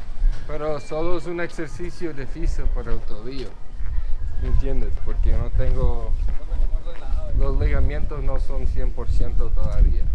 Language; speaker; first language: Spanish; non-native, learner; English